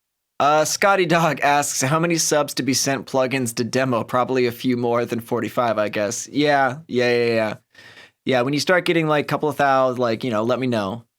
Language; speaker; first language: English; native; English